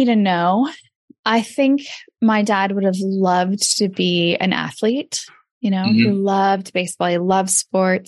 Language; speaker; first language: English; native; English